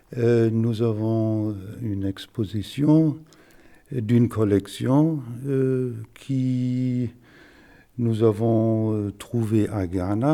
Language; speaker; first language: French; non-native, fluent; German